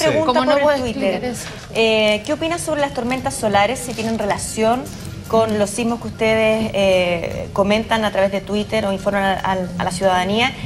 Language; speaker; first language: Spanish; native; Spanish